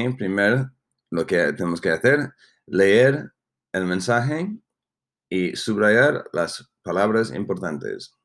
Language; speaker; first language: Spanish; non-native, fluent; English